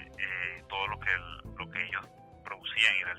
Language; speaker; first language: Spanish; native; Spanish